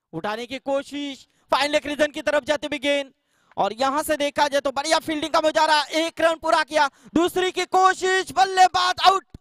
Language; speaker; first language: Hindi; non-native, local second language; Marathi